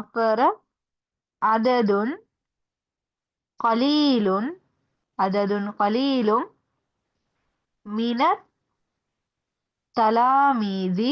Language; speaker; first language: Arabic; non-native, fluent; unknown